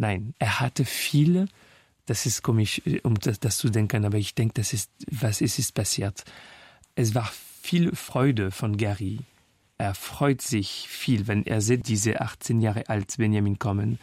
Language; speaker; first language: German; non-native, fluent; French